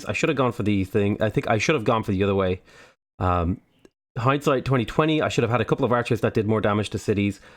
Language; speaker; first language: English; native; English